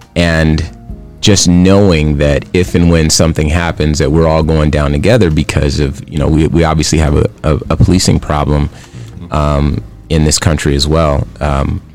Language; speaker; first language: English; native; English